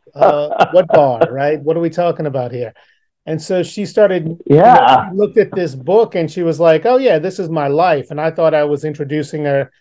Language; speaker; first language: English; native; English